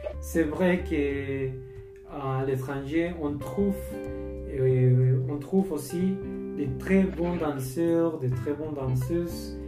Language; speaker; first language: French; non-native, learner; Spanish